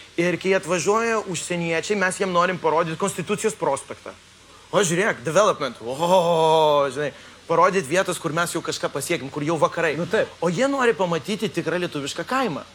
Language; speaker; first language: Lithuanian; early bilingual, heritage; Lithuanian